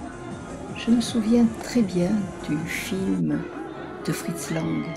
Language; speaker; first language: French; native; French